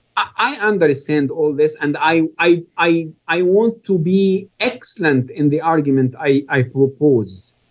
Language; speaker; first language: English; non-native, fluent; Arabic